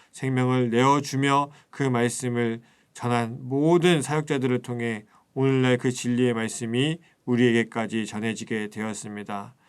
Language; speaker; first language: Korean; native; Korean